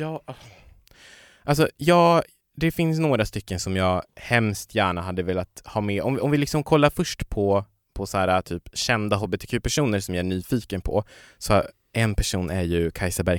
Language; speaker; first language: Swedish; native; Swedish